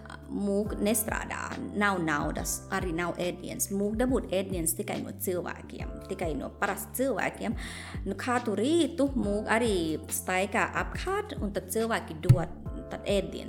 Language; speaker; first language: Latvian; non-native, fluent; Thai